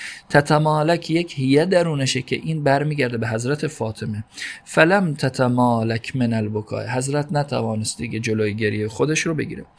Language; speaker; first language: Persian; native; Persian